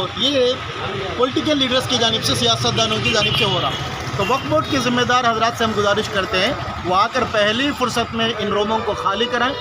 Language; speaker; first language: Urdu; native; Urdu